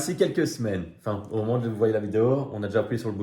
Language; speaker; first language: French; native; French